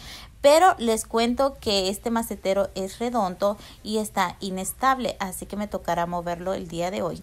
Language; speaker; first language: Spanish; native; Spanish